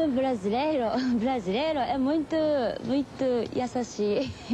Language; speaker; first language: Portuguese; non-native, learner; Japanese